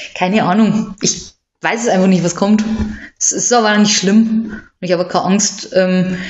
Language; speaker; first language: German; native; German